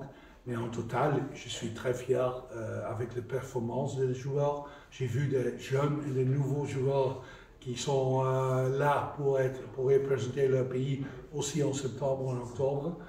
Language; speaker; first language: French; non-native, fluent; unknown